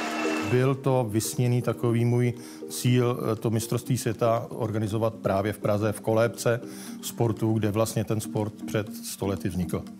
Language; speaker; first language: Czech; native; Czech